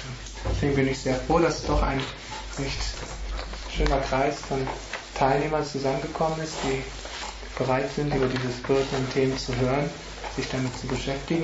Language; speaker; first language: German; native; German